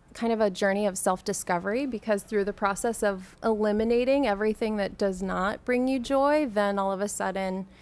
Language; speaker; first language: English; native; English